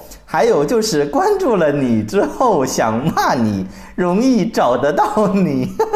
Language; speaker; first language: Chinese; native; Chinese